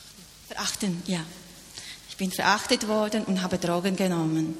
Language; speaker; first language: German; non-native, learner; Cantonese